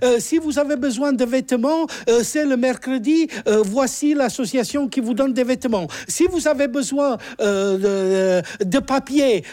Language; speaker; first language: French; non-native, fluent; Italian